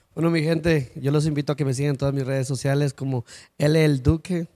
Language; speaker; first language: Spanish; early bilingual, heritage; Spanish